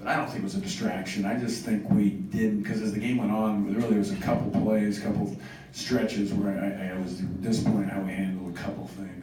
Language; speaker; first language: English; native; English